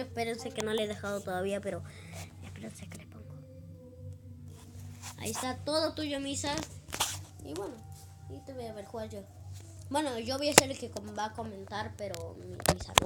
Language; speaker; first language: Spanish; native; Spanish